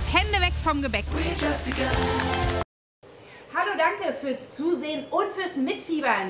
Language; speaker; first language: German; native; German